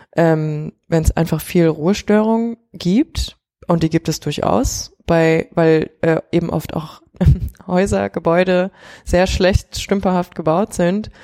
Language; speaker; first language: German; early bilingual, heritage; Chinese